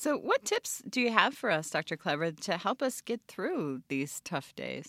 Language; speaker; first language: English; native; English